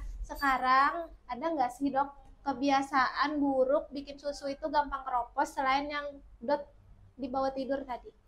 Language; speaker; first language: Indonesian; native; Indonesian